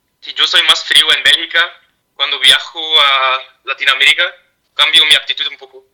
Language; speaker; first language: Spanish; non-native, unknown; Dutch